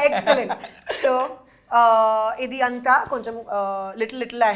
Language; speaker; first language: Telugu; non-native, fluent; Hindi